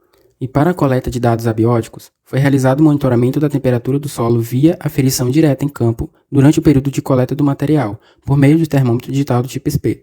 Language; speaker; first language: Portuguese; native; Portuguese